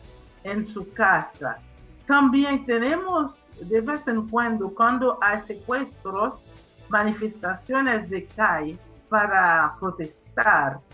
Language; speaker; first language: Spanish; non-native, fluent; Haitian Creole